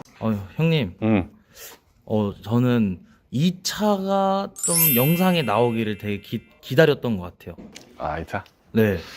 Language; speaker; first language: Korean; native; Korean